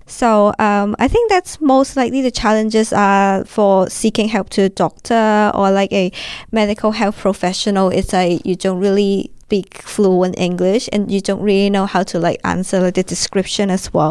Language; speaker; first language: English; non-native, local second language; Cantonese